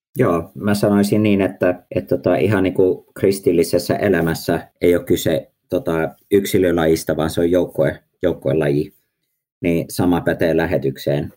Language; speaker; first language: Finnish; early bilingual, heritage; Finnish